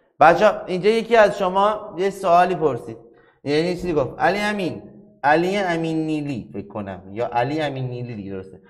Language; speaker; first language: Persian; native; Persian